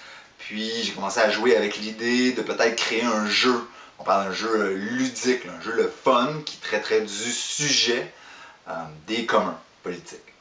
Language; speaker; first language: French; native; French